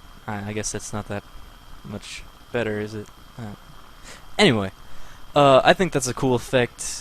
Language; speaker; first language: English; native; English